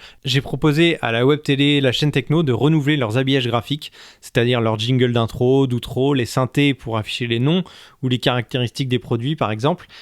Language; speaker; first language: French; native; French